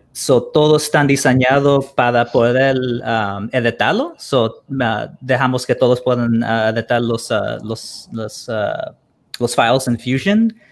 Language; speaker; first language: Spanish; early bilingual, heritage; Spanish